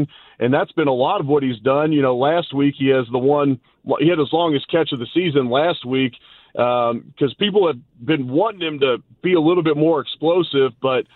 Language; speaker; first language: English; native; English